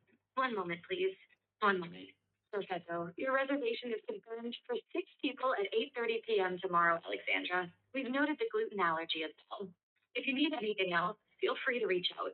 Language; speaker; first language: English; non-native, fluent; French